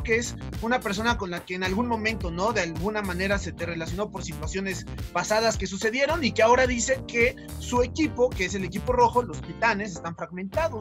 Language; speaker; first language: Spanish; native; Spanish